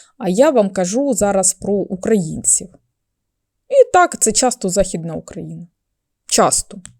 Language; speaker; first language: Ukrainian; native; Ukrainian